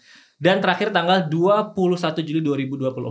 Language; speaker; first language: Indonesian; native; Indonesian